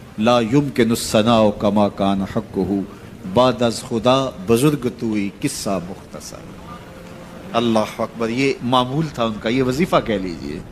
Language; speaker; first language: Urdu; non-native, local second language; Punjabi